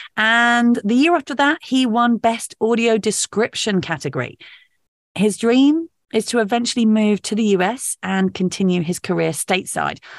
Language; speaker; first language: English; native; English